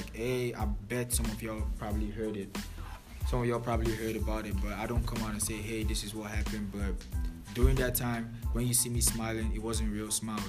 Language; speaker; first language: English; non-native, local second language; Igbo